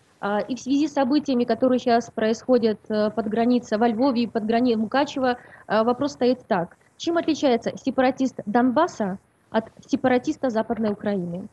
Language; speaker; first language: Russian; native; Russian